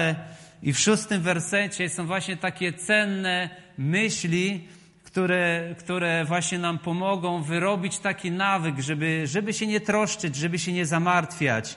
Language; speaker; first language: Polish; native; Polish